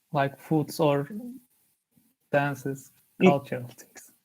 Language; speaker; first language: English; non-native, learner; Turkish